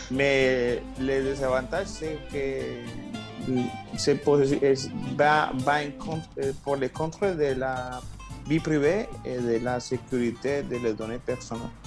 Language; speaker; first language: French; non-native, learner; Spanish